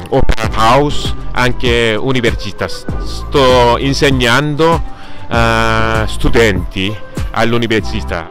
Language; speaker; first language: Italian; non-native, fluent; Korean